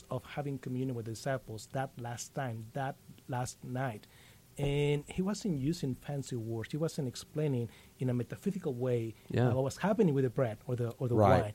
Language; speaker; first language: English; non-native, fluent; Spanish